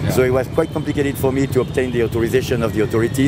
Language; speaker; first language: English; non-native, fluent; French